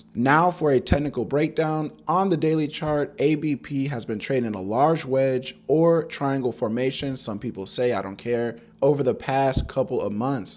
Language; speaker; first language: English; native; English